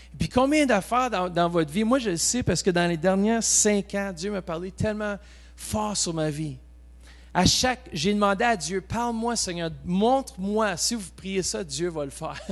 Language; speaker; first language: French; native; French